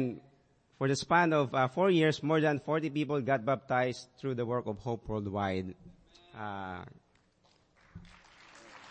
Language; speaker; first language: English; non-native, local second language; Aklanon